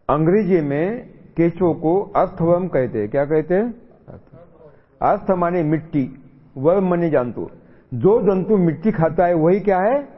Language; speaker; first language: Hindi; non-native, local second language; Marathi